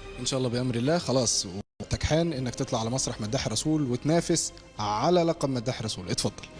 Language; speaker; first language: Arabic; native; Arabic